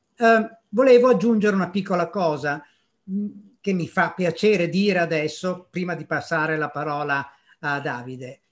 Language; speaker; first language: Italian; native; Italian